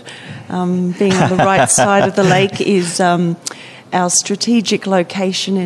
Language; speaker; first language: English; native; English